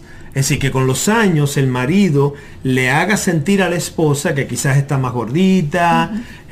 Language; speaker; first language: Spanish; native; Spanish